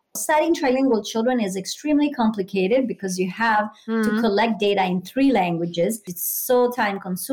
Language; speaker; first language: English; non-native, fluent; Italian